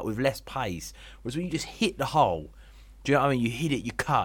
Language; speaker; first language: English; native; English